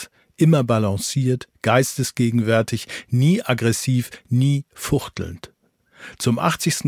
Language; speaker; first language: German; native; German